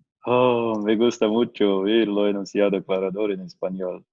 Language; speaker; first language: Spanish; non-native, learner; Portuguese